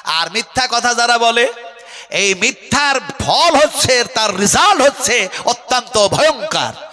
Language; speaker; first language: Bangla; non-native, local second language; Urdu